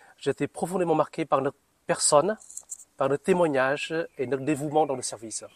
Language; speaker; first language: French; non-native, fluent; Vietnamese